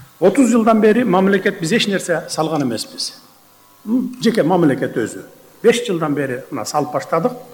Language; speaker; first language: Kyrgyz; native; Kyrgyz